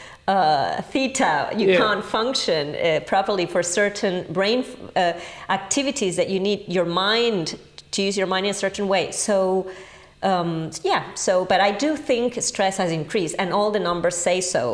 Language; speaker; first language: English; non-native, fluent; Spanish